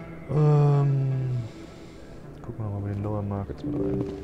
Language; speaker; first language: German; native; German